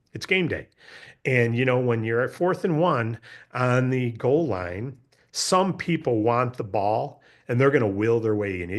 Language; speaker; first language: English; native; English